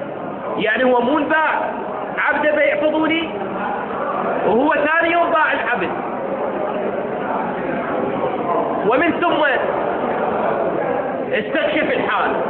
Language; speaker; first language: Arabic; native; Arabic